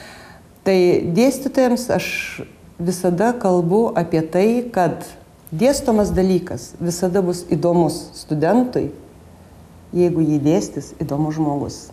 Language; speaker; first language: Lithuanian; native; Lithuanian